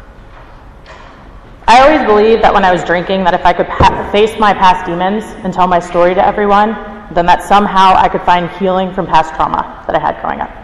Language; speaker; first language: English; native; English